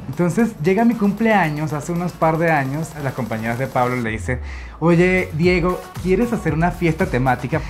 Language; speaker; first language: Spanish; native; Spanish